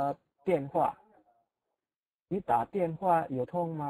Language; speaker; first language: Chinese; non-native, fluent; Indonesian